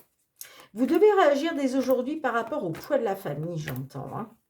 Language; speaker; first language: French; native; French